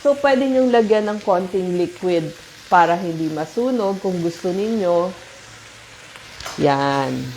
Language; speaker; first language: Filipino; native; Filipino